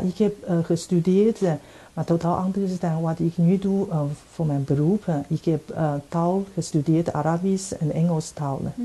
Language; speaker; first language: Dutch; non-native, fluent; Chinese